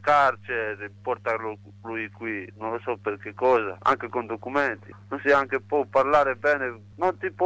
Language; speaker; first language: Italian; non-native, learner; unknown